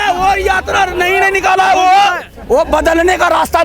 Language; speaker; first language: Hindi; native; Hindi